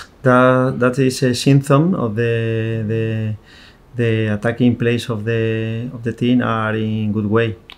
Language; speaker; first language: English; non-native, fluent; Spanish